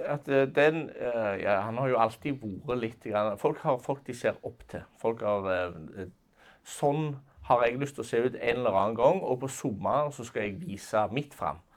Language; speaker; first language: Norwegian; native; Norwegian